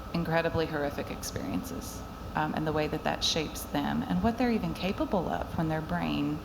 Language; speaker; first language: English; native; English